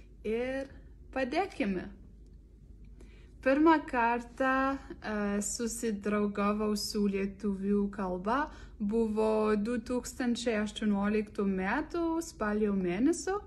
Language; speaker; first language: Lithuanian; non-native, learner; French